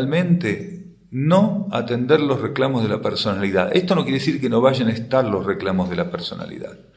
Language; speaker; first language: Spanish; native; Spanish